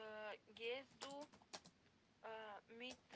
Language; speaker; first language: German; non-native, learner; Macedonian